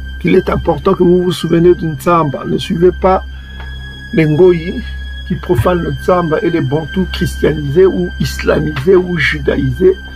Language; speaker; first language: French; non-native, local second language; Kongo